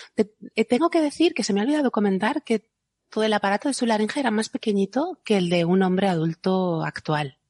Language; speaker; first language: Spanish; native; Spanish